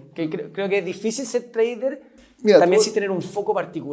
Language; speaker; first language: Spanish; native; Spanish